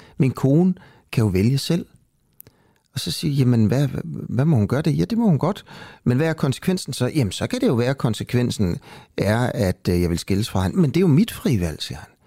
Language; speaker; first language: Danish; native; Danish